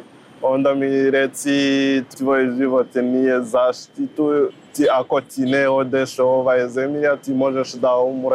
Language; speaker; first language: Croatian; non-native, learner; Rundi